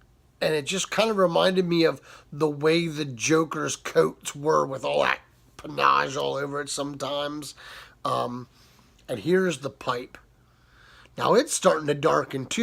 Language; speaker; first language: English; native; English